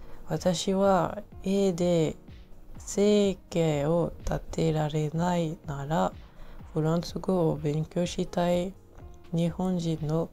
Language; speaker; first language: Japanese; non-native, learner; French